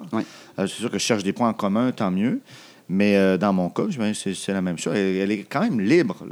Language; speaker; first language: French; native; French